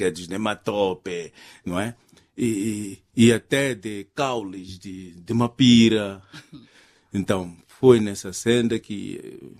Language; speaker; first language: Portuguese; non-native, local second language; Makhuwa